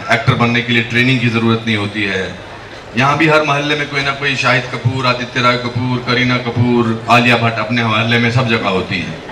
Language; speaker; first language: Hindi; native; Hindi